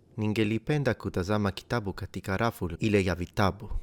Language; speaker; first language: Swahili; non-native, learner; Italian